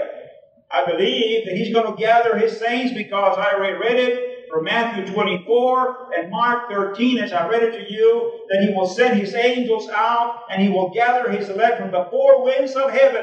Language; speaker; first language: English; early bilingual, other home language; Spanish